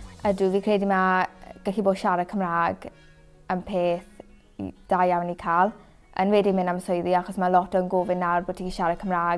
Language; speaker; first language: Welsh; native; Welsh